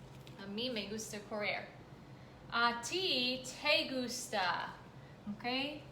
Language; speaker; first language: Spanish; non-native, fluent; English